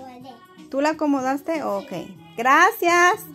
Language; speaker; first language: Spanish; native; Spanish